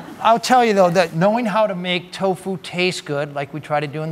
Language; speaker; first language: English; native; English